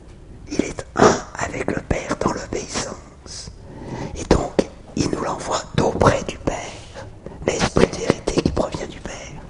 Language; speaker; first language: French; native; French